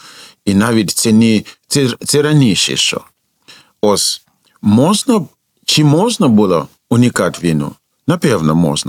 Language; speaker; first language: Ukrainian; non-native, fluent; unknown